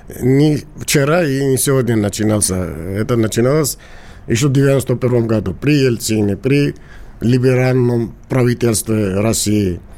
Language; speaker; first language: Russian; non-native, local second language; Georgian